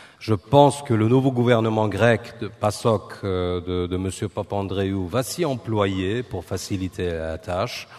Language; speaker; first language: French; non-native, fluent; Turkish